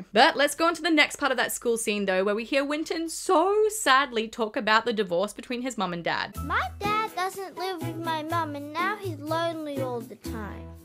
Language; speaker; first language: English; native; English